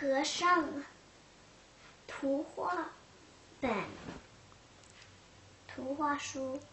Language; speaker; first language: Chinese; early bilingual, heritage; Chinese